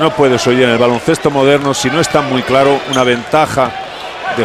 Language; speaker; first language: Spanish; native; Spanish